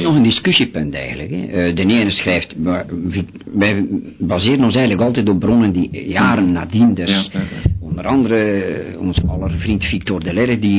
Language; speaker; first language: Dutch; native; Dutch